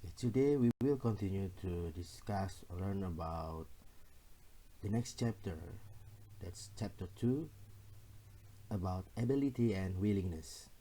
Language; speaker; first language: English; non-native, fluent; Indonesian